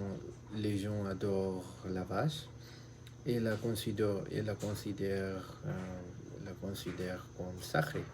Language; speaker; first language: French; non-native, learner; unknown